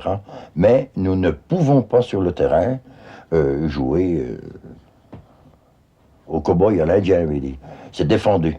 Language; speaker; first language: French; native; French